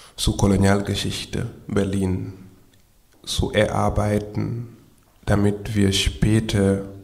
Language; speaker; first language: German; non-native, fluent; Wolof